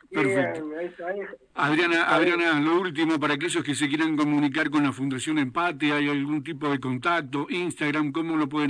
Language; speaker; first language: Spanish; native; Spanish